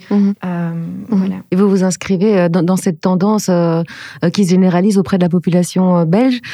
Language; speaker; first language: French; native; French